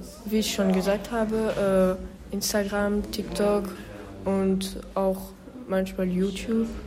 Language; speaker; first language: German; non-native, learner; French